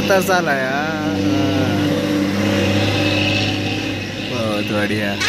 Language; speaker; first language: Hindi; non-native, local second language; Kannada